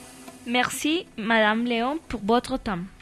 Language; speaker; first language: French; non-native, learner; Spanish